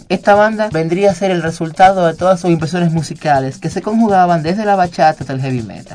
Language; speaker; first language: Spanish; native; Spanish